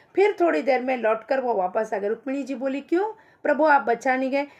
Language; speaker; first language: Hindi; non-native, local second language; Kannada